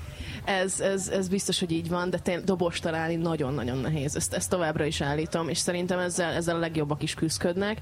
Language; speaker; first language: Hungarian; native; Hungarian